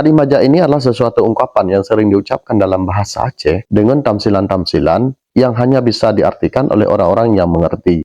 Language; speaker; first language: Indonesian; native; Indonesian